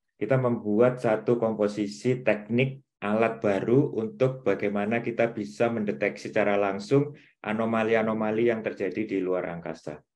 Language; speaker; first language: Indonesian; native; Indonesian